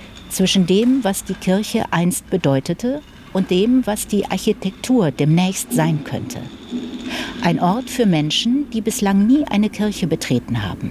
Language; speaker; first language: German; native; German